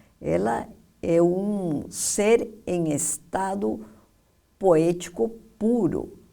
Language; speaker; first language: Portuguese; non-native, fluent; Spanish